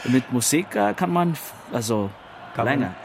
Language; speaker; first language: German; non-native, learner; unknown